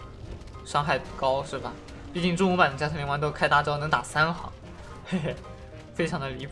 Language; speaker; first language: Chinese; native; Chinese